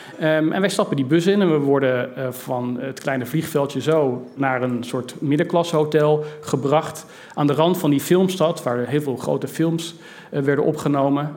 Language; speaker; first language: Dutch; native; Dutch